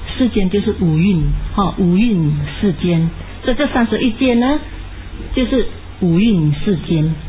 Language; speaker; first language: Chinese; native; Chinese